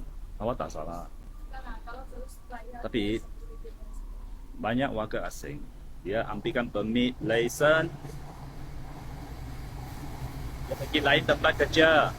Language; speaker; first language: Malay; non-native, local second language; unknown